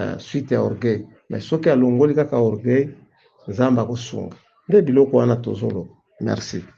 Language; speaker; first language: Lingala; non-native, local second language; Swahili